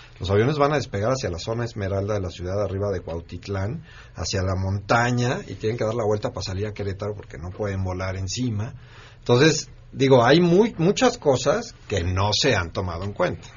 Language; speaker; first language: Spanish; native; Spanish